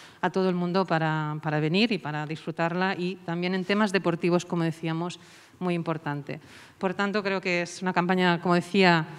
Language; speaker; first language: Spanish; non-native, local second language; Catalan